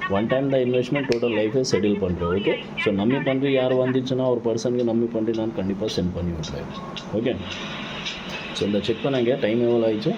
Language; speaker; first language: Tamil; non-native, local second language; Kannada